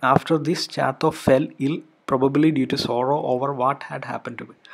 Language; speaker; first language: English; non-native, local second language; Malayalam